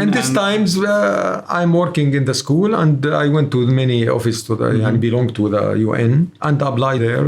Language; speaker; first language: English; non-native, learner; Arabic